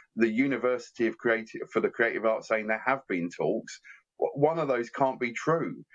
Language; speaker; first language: English; native; English